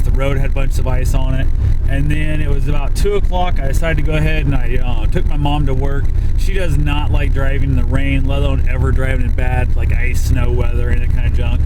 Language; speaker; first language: English; native; English